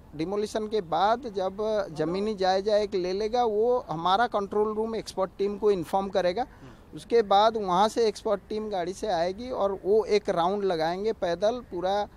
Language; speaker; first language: Hindi; non-native, local second language; Odia